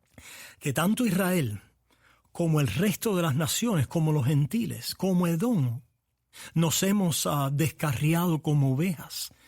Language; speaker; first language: Spanish; native; Spanish